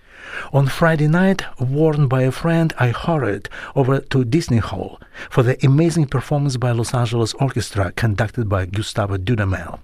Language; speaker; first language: English; non-native, fluent; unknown